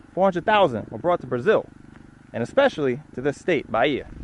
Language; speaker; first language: English; native; English